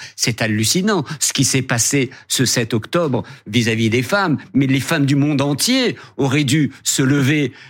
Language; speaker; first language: French; native; French